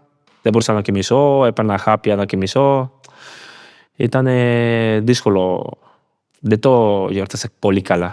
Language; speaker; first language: Greek; non-native, learner; Spanish